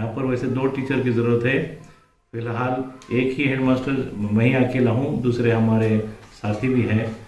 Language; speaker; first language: Urdu; native; Urdu